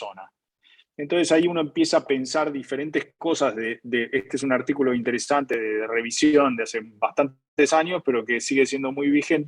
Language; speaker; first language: Spanish; native; Spanish